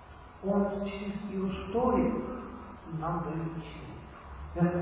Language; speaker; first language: Russian; non-native, learner; Tibetan